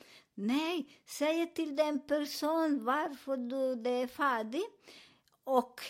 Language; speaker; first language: Swedish; non-native, learner; Spanish